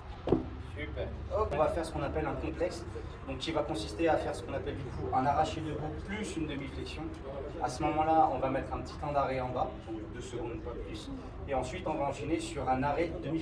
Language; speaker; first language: French; native; French